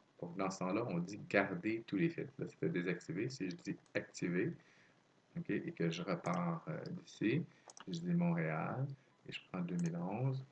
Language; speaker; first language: French; native; French